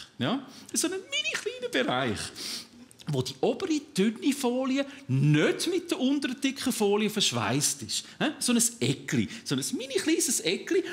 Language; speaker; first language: German; native; German